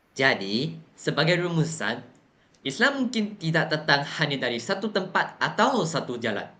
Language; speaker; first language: Malay; non-native, local second language; Chinese